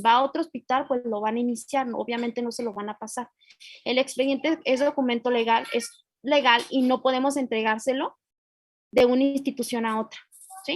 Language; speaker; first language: Spanish; native; Spanish